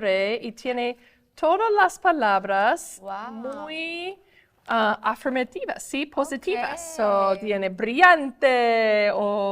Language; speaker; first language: Spanish; non-native, fluent; English